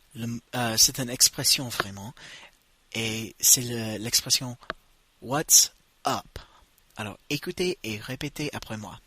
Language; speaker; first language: French; non-native, fluent; English